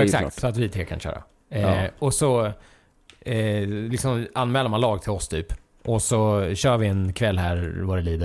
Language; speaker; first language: Swedish; native; Swedish